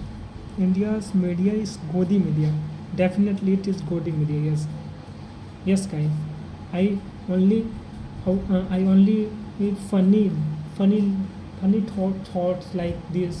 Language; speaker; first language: English; non-native, learner; Hindi